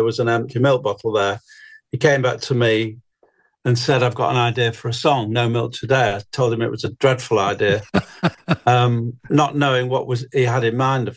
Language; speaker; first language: English; native; English